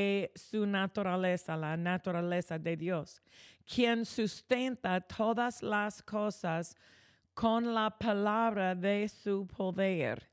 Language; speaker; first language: Spanish; non-native, fluent; English